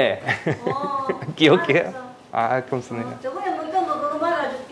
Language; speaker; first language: Korean; non-native, learner; English